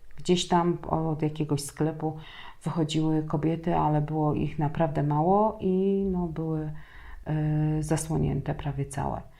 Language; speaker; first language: Polish; native; Polish